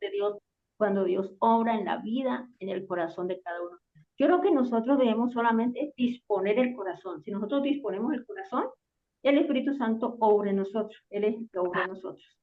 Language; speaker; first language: Spanish; native; Spanish